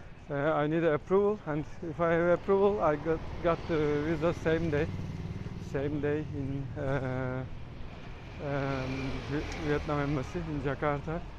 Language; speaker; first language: English; non-native, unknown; Turkish